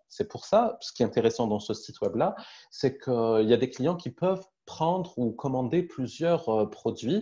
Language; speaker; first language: French; native; French